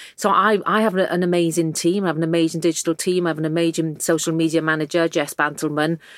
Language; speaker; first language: English; native; English